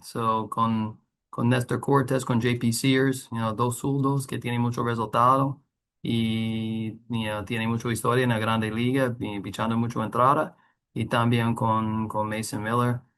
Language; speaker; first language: Spanish; non-native, learner; English